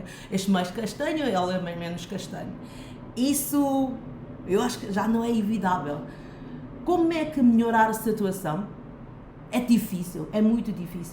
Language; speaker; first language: Portuguese; non-native, fluent; Chinese